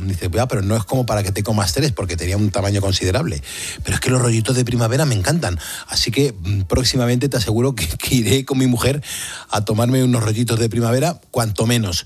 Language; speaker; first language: Spanish; native; Spanish